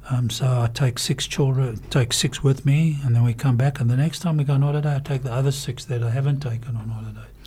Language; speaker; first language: English; native; English